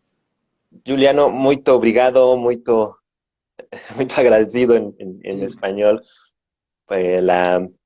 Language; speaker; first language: Portuguese; non-native, learner; Spanish